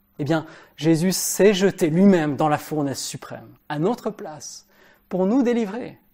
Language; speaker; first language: French; native; French